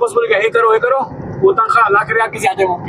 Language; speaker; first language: Hindi; non-native, learner; Baluchi